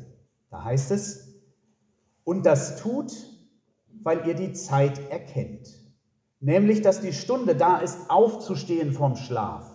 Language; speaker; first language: German; native; German